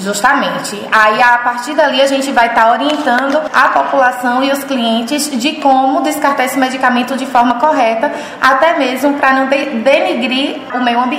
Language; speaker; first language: Portuguese; native; Portuguese